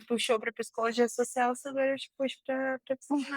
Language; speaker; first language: Portuguese; native; Portuguese